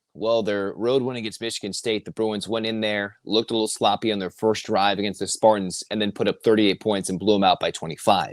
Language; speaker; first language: English; native; English